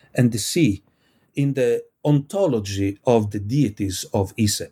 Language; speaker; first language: English; non-native, fluent; Italian